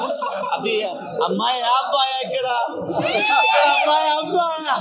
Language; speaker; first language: Telugu; non-native, local second language; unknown